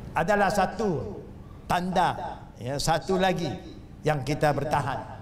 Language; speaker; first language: Malay; non-native, local second language; Chinese